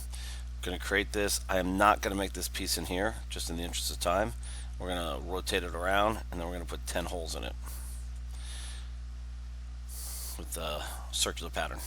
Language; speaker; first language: English; native; English